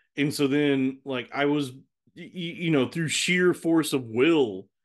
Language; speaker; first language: English; native; English